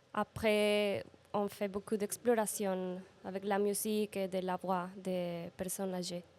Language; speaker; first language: French; non-native, learner; Spanish